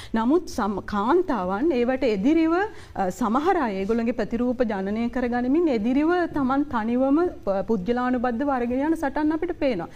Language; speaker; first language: Sinhala; native; Sinhala